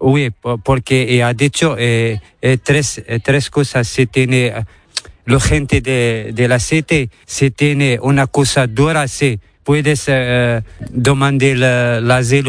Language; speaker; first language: Spanish; non-native, learner; Arabic